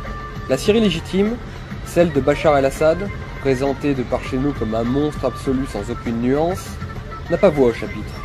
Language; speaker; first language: French; native; French